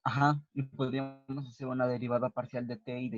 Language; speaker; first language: Spanish; native; Spanish